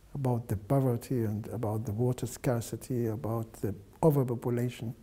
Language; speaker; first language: English; non-native, fluent; Arabic